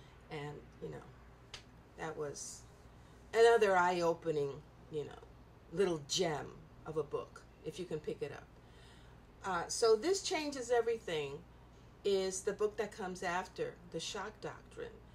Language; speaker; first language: English; non-native, local second language; Spanish